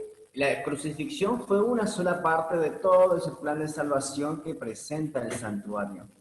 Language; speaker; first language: Spanish; native; Spanish